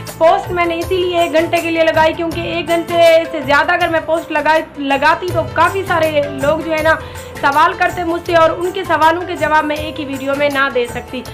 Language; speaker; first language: Urdu; native; Urdu